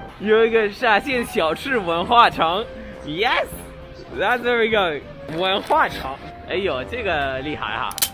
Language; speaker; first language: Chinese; non-native, fluent; English